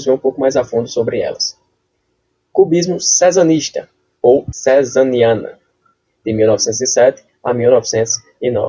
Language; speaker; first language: Portuguese; native; Portuguese